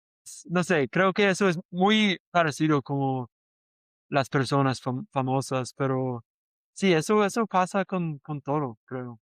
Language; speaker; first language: Spanish; non-native, learner; English